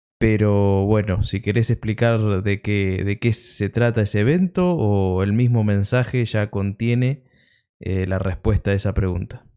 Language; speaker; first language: Spanish; native; Spanish